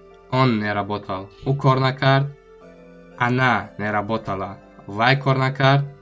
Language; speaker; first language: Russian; non-native, local second language; Tajik